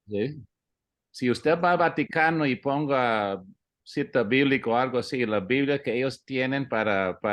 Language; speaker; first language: Spanish; early bilingual, heritage; English